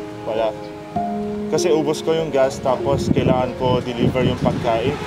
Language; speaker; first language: Filipino; non-native, learner; Arabic